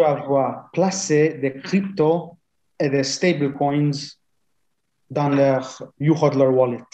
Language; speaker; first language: French; non-native, fluent; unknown